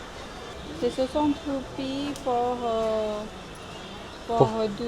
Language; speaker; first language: French; non-native, fluent; Hindi